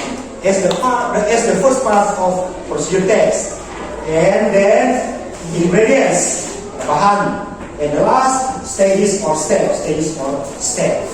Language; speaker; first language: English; non-native, learner; Indonesian